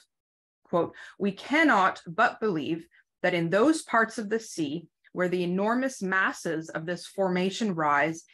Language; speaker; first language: English; native; English